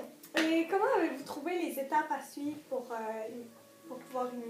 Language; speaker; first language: French; native; French